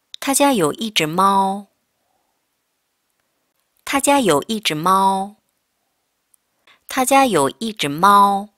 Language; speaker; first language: Chinese; non-native, fluent; Korean